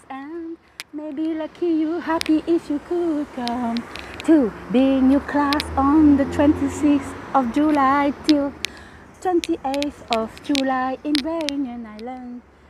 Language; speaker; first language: English; non-native, learner; French